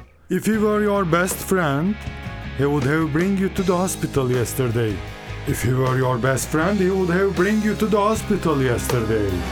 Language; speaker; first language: English; non-native, fluent; Turkish